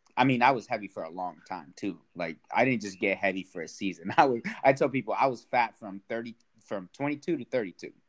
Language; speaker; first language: English; early bilingual, other home language; Spanish